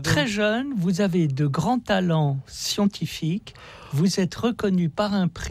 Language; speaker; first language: French; native; French